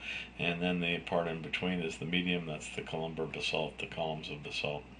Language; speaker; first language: English; native; English